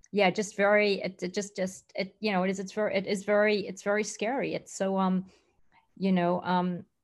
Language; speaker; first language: English; native; English